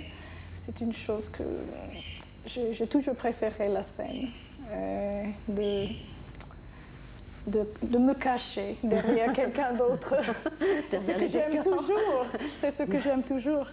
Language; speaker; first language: French; non-native, fluent; English